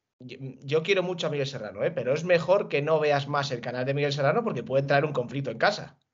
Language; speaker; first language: Spanish; native; Spanish